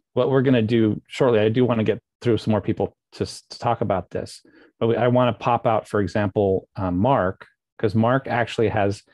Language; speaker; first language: English; native; English